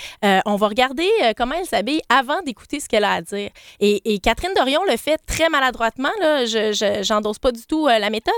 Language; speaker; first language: French; native; French